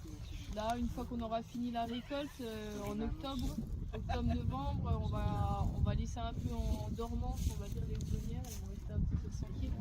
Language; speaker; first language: French; native; French